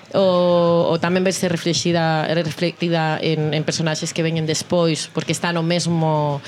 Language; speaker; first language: Galician; non-native, fluent; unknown